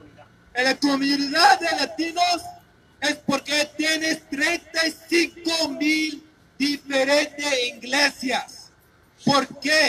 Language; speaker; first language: Spanish; non-native, learner; English